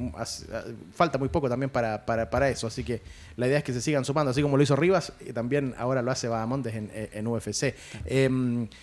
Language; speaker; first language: Spanish; native; Spanish